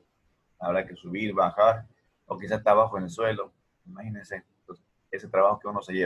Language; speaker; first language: Spanish; native; Spanish